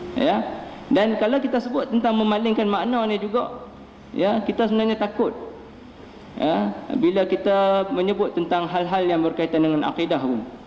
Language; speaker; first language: Malay; native; Malay